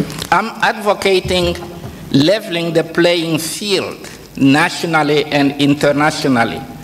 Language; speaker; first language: English; non-native, fluent; Kongo